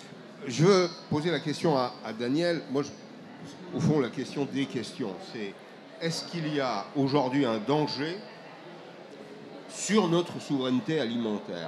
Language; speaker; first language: French; native; French